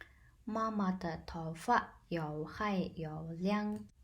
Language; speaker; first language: Chinese; non-native, fluent; Mongolian